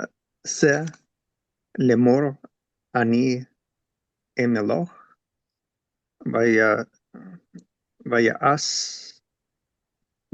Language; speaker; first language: Hebrew; non-native, learner; English